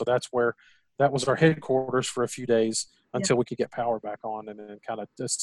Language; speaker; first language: English; native; English